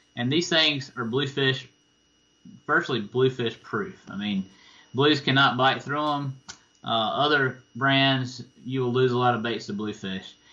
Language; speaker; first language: English; native; English